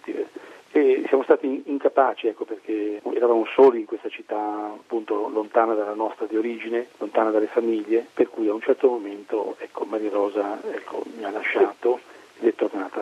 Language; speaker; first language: Italian; native; Italian